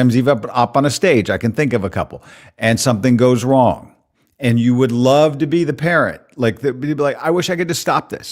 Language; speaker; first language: English; native; English